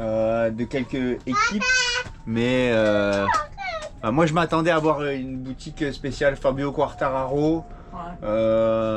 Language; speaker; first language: French; native; French